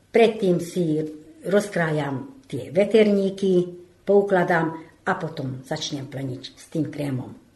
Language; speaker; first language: Slovak; non-native, local second language; Hungarian